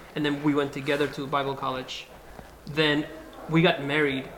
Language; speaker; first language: English; non-native, fluent; Spanish